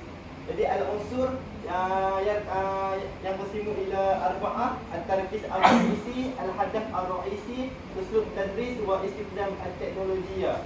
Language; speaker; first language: Arabic; non-native, learner; Malay